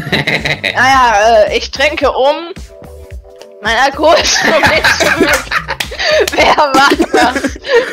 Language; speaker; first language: German; native; German